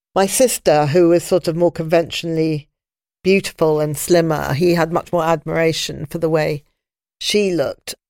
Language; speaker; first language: English; native; English